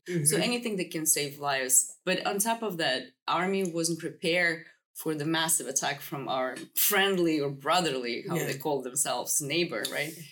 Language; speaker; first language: English; non-native, fluent; Russian